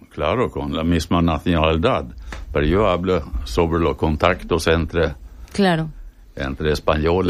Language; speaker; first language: Spanish; non-native, fluent; Swedish